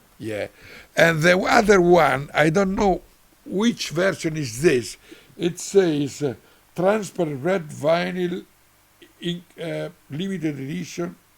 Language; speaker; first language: English; non-native, learner; Italian